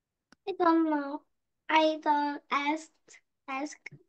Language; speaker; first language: English; non-native, learner; Korean